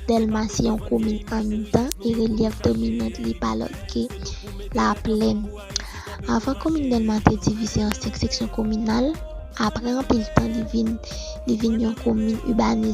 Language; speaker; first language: French; non-native, learner; Haitian Creole